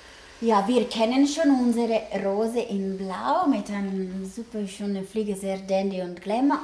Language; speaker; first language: German; non-native, learner; Italian